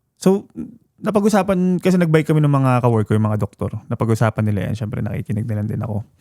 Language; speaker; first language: Filipino; native; Filipino